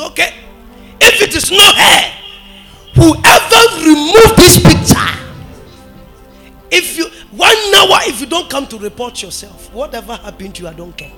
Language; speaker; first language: English; non-native, local second language; Akan